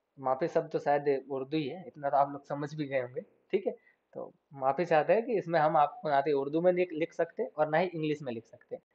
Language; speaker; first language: Hindi; native; Hindi